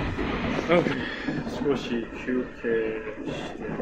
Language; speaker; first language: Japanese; non-native, learner; English